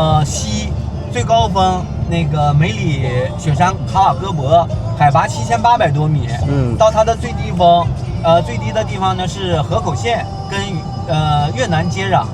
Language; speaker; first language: Chinese; native; Chinese